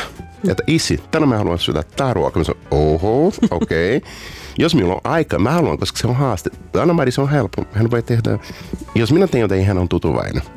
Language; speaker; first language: Finnish; non-native, learner; Portuguese